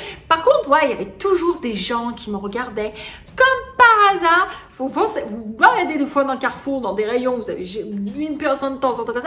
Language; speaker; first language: French; native; French